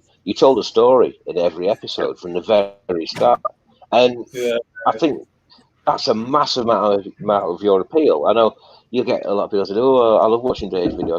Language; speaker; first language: English; native; English